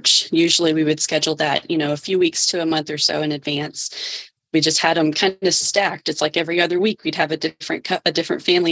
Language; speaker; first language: English; native; English